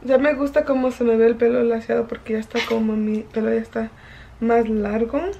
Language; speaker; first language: Spanish; early bilingual, heritage; Spanish